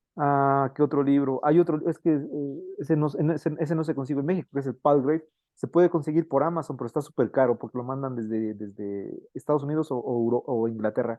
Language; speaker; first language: Spanish; native; Spanish